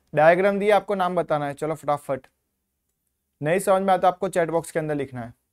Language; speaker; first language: Hindi; non-native, local second language; Gujarati